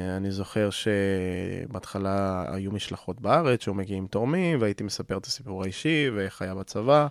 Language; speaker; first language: Hebrew; non-native, fluent; Spanish